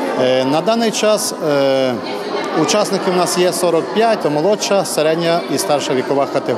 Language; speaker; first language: Ukrainian; native; Ukrainian